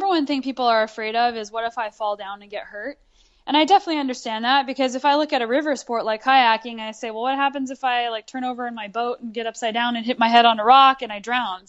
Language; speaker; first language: English; native; English